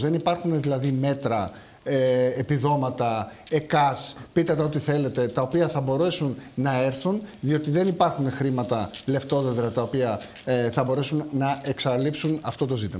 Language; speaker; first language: Greek; native; Greek